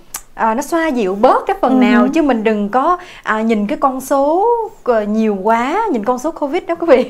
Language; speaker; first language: Vietnamese; native; Vietnamese